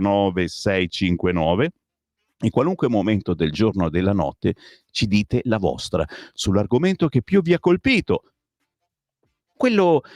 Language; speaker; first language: Italian; native; Italian